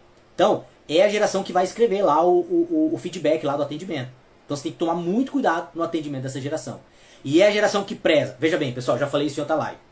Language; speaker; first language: Portuguese; native; Portuguese